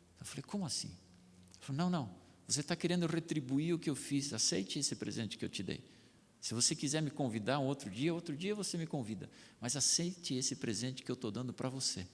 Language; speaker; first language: Portuguese; non-native, local second language; German